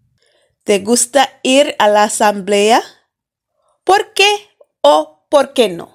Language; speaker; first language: Spanish; non-native, fluent; English